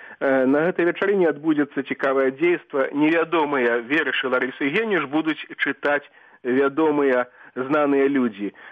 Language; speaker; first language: Belarusian; native; Belarusian